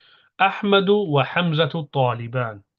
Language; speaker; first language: Arabic; non-native, fluent; English